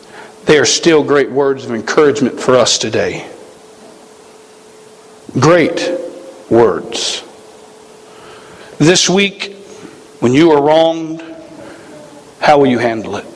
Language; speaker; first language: English; native; English